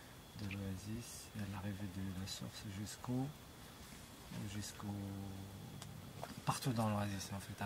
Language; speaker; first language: French; non-native, local second language; Arabic